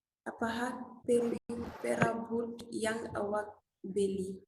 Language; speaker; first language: Indonesian; non-native, learner; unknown